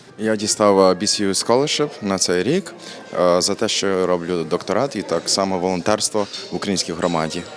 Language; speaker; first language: Ukrainian; early bilingual, heritage; Ukrainian